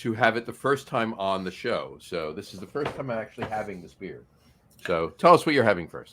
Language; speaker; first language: English; native; English